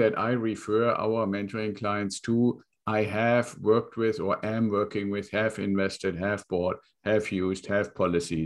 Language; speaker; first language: English; non-native, fluent; German